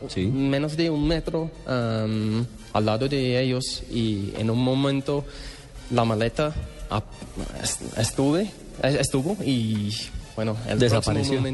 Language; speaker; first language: Spanish; non-native, learner; English